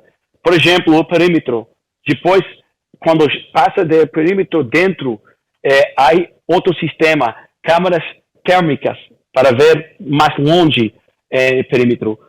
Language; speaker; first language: Portuguese; early bilingual, heritage; Portuguese